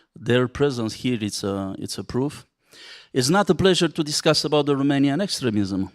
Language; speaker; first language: English; non-native, fluent; Romanian